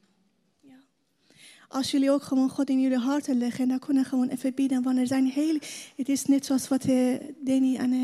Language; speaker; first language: Dutch; non-native, learner; Persian